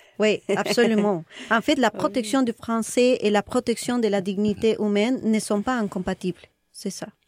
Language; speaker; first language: French; non-native, fluent; Spanish